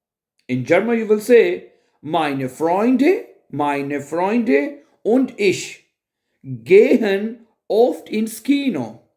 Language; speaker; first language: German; non-native, fluent; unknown